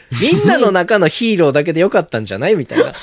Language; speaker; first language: Japanese; native; Japanese